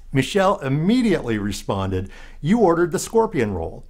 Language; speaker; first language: English; native; English